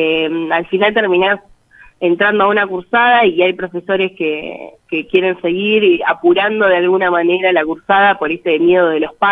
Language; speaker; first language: Spanish; native; Spanish